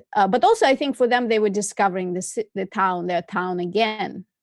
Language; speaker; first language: English; non-native, fluent; Russian